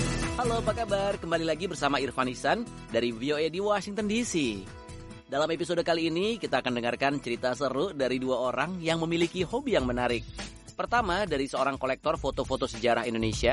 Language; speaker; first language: Indonesian; native; Indonesian